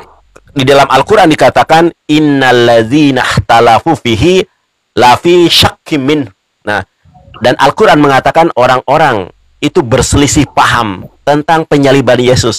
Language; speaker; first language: Indonesian; native; Indonesian